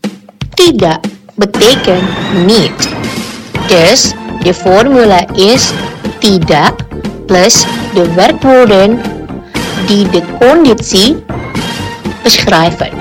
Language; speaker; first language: Dutch; non-native, learner; Indonesian